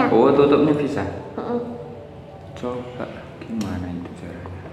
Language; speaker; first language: Indonesian; native; Indonesian